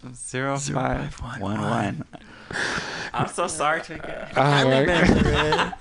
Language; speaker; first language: English; early bilingual, other home language; Spanish